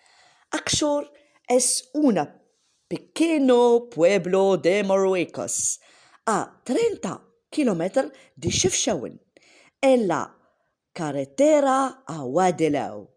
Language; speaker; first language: Spanish; non-native, learner; Arabic